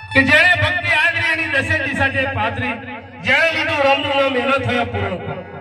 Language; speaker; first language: Gujarati; native; Gujarati